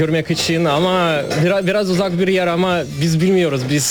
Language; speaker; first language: Turkish; non-native, fluent; Russian